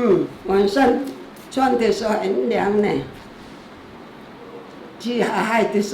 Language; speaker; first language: Chinese; non-native, local second language; Amis